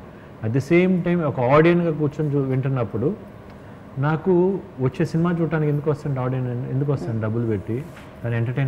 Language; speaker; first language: Telugu; native; Telugu